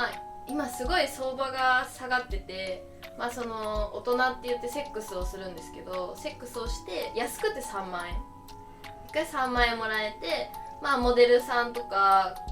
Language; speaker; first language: Japanese; native; Japanese